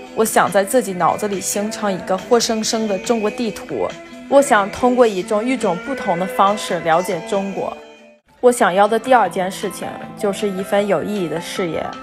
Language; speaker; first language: Chinese; non-native, fluent; English